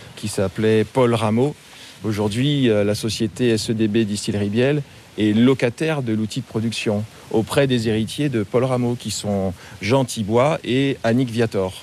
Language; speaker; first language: French; native; French